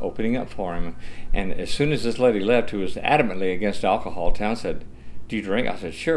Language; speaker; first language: English; native; English